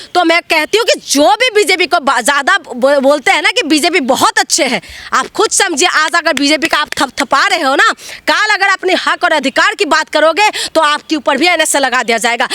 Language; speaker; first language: Hindi; non-native, local second language; Assamese